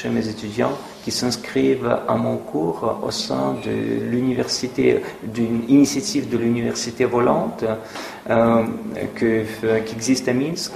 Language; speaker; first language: French; non-native, fluent; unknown